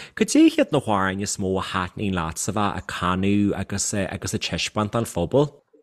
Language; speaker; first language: Irish; native; Irish